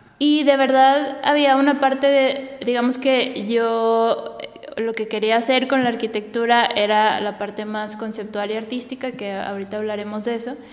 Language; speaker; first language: Spanish; native; Spanish